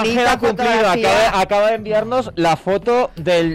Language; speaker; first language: Spanish; native; Spanish